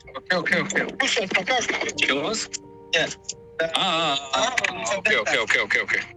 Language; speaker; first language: English; non-native, fluent; Arabic